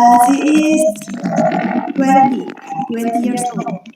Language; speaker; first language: English; non-native, learner; Indonesian